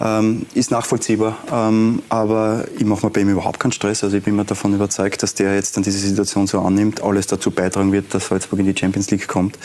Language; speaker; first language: German; native; German